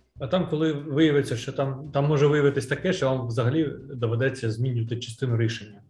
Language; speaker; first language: Ukrainian; non-native, local second language; Russian